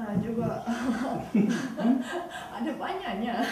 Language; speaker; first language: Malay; non-native, learner; Russian